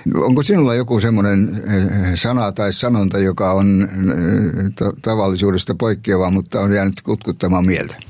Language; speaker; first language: Finnish; native; Finnish